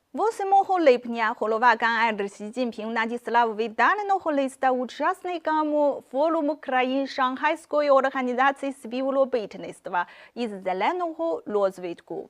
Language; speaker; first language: Ukrainian; non-native, fluent; Chinese